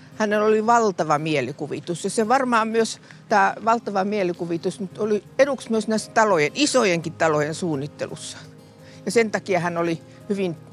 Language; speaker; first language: Finnish; native; Finnish